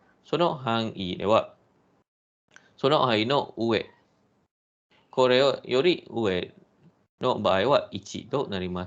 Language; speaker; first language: Japanese; non-native, fluent; Malay